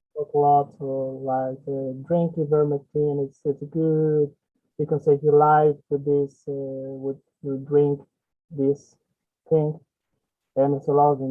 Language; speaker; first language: English; non-native, learner; Spanish